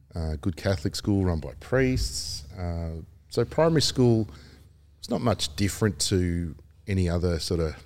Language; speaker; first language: English; native; English